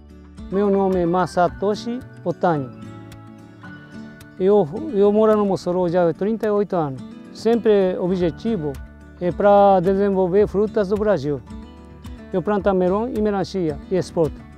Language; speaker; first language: Portuguese; non-native, fluent; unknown